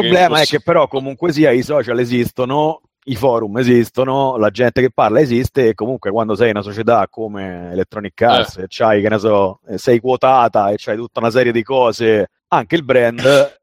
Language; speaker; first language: Italian; native; Italian